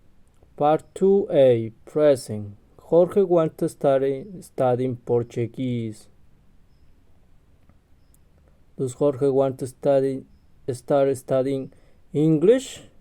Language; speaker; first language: English; non-native, learner; Spanish